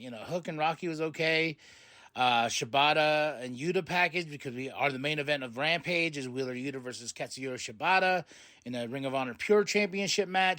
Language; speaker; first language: English; native; English